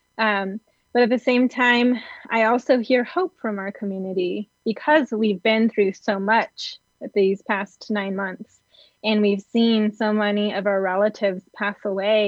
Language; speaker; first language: English; native; English